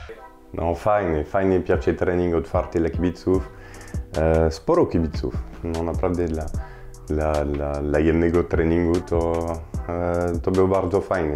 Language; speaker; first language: Polish; non-native, fluent; French